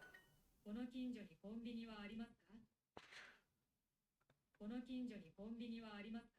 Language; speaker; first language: Japanese; non-native, learner; English